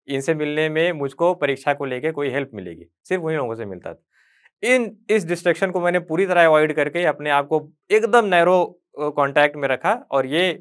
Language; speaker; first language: Hindi; native; Hindi